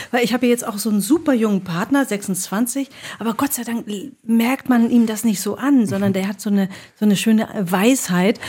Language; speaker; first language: German; early bilingual, other home language; Greek